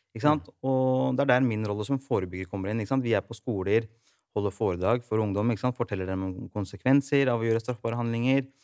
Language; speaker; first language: Norwegian; native; Norwegian